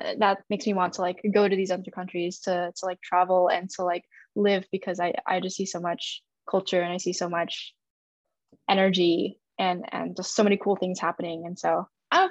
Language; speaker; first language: English; early bilingual, other home language; Chinese